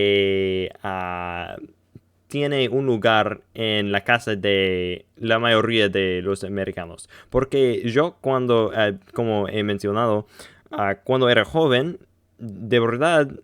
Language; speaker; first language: Spanish; non-native, learner; English